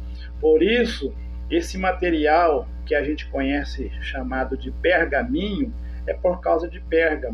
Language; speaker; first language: Portuguese; native; Portuguese